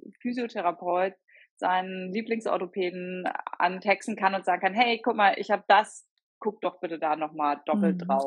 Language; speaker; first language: German; native; German